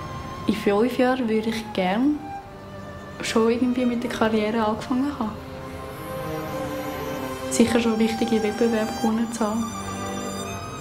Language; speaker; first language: German; native; German